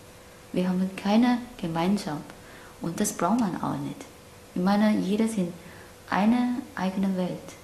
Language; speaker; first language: German; non-native, learner; Cantonese